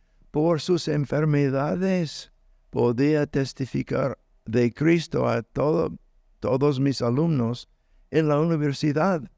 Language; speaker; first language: Spanish; non-native, learner; English